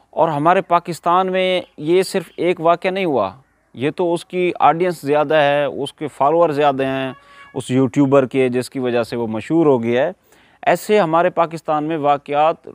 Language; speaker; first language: Urdu; non-native, local second language; Saraiki